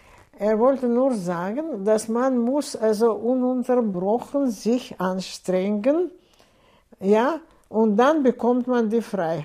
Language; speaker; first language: German; non-native, fluent; Russian